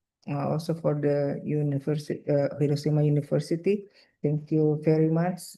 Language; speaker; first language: English; non-native, fluent; Indonesian